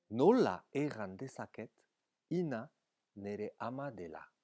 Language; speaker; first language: Basque; native; Basque